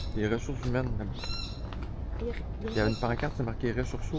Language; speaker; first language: French; native; French